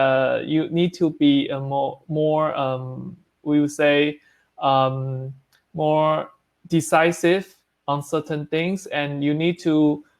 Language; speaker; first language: English; non-native, learner; Chinese